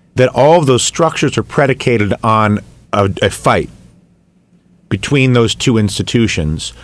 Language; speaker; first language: English; native; English